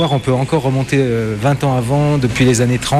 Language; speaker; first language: French; native; French